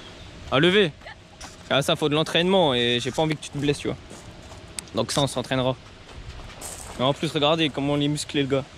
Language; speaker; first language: French; native; French